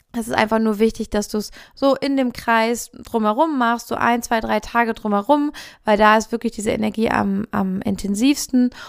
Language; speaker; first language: German; native; German